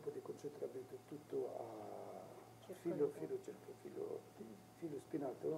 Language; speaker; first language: Italian; non-native, local second language; Arabic